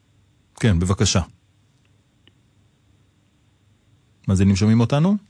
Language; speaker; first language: Hebrew; native; Hebrew